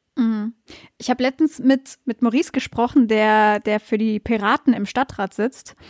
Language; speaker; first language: German; native; German